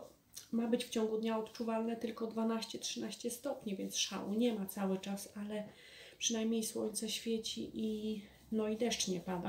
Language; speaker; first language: Polish; native; Polish